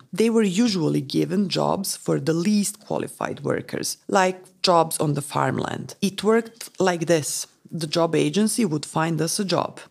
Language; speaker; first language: English; non-native, fluent; Romanian